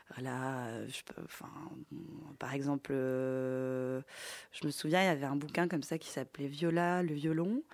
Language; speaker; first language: French; early bilingual, other home language; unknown